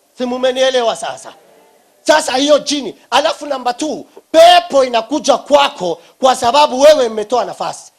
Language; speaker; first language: Swahili; non-native, local second language; Somali